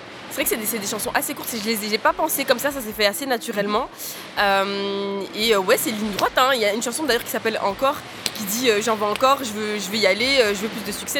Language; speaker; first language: French; native; French